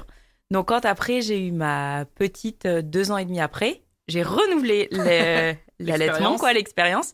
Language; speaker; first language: French; native; French